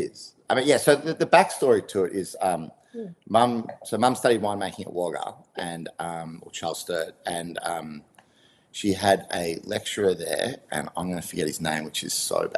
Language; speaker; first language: English; native; English